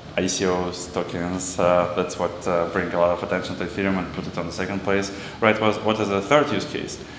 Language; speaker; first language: English; non-native, fluent; Russian